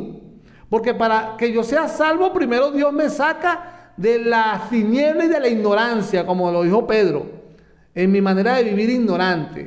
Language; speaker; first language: Spanish; native; Spanish